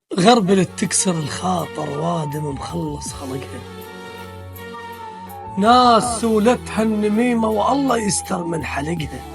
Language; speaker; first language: Arabic; native; Arabic